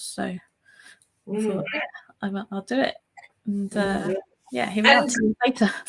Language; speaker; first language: English; native; English